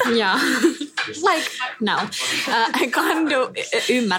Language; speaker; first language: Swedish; non-native, learner; Finnish